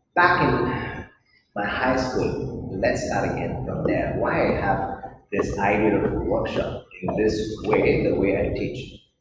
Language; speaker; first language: English; non-native, local second language; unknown